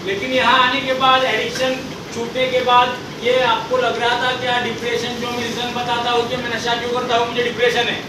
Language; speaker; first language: Hindi; non-native, local second language; Marathi